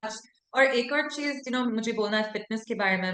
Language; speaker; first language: Hindi; non-native, local second language; English